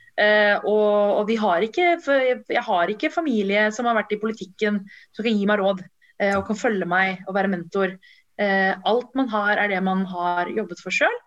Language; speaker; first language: Norwegian; early bilingual, other home language; Tamil